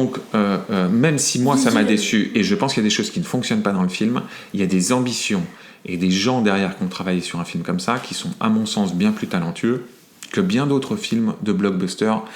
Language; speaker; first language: French; native; French